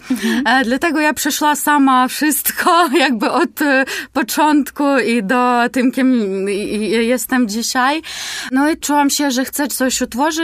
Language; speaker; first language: Polish; non-native, learner; Ukrainian